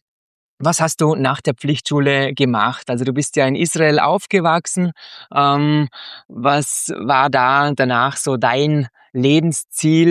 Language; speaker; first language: German; native; German